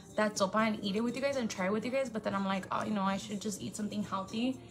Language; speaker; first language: English; early bilingual, other home language; Spanish